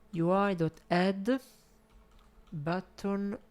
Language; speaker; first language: English; non-native, fluent; Italian